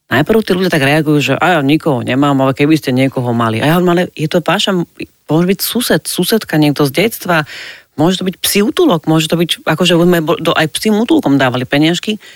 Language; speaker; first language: Slovak; native; Slovak